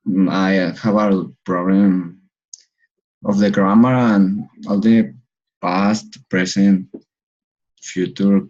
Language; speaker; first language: English; non-native, learner; Spanish